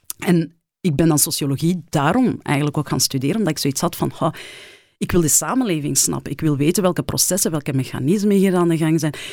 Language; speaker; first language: Dutch; early bilingual, other home language; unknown